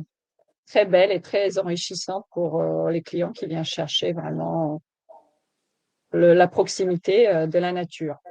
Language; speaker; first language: French; native; French